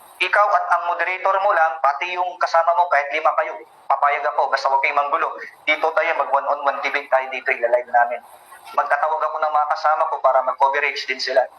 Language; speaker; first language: Filipino; native; Filipino